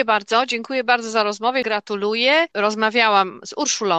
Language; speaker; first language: Polish; native; Polish